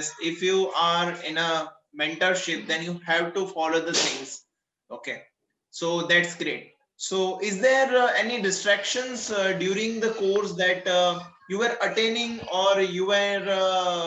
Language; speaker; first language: English; non-native, local second language; Gujarati